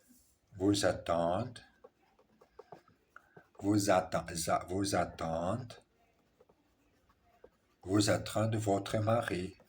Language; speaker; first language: French; non-native, learner; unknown